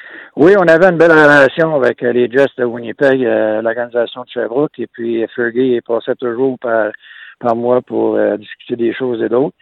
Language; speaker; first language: French; native; French